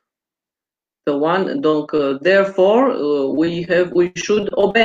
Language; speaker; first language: English; non-native, fluent; Romanian